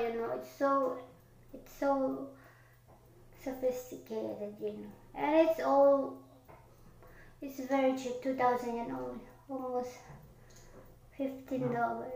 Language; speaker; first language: English; non-native, local second language; Filipino